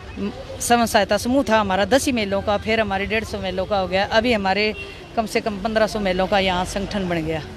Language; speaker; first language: Hindi; native; Hindi